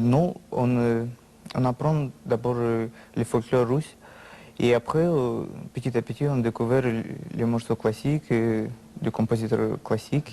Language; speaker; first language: French; non-native, learner; Russian